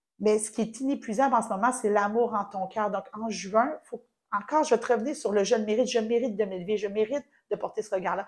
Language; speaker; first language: French; native; French